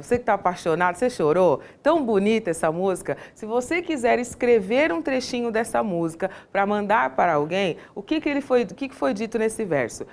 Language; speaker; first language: Portuguese; native; Portuguese